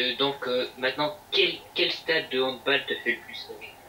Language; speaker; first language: French; native; French